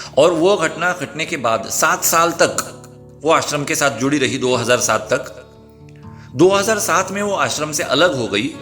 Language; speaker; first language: Hindi; non-native, local second language; Marathi